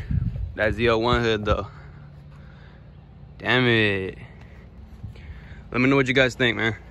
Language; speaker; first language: English; native; English